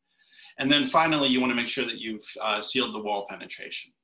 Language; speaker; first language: English; native; English